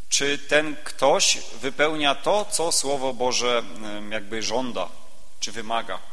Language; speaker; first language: Polish; native; Polish